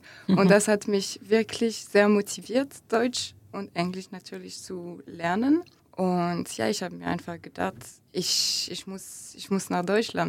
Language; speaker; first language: German; non-native, fluent; French